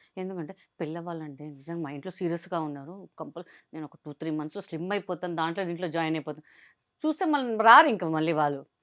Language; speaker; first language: Telugu; non-native, local second language; Hindi